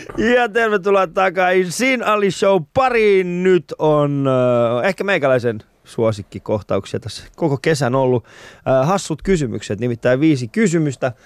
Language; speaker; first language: Finnish; early bilingual, other home language; Persian